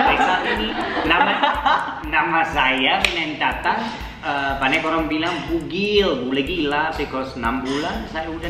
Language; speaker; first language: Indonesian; non-native, learner; German